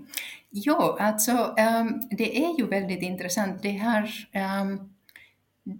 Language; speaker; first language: Swedish; non-native, local second language; Finnish